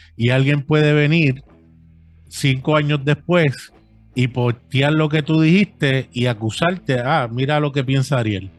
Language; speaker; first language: Spanish; early bilingual, heritage; Spanish